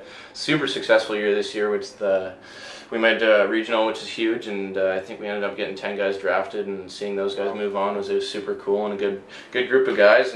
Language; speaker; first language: English; native; English